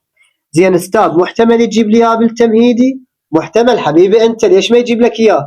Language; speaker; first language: Arabic; native; Arabic